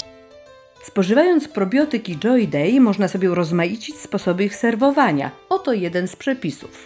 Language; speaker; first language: Polish; native; Polish